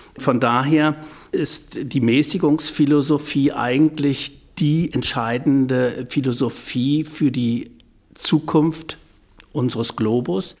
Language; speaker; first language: German; native; German